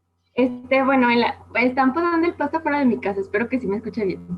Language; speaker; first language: Spanish; native; Spanish